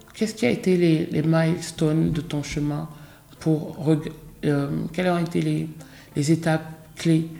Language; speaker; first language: French; native; French